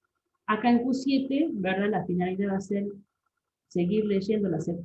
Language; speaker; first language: Spanish; native; Spanish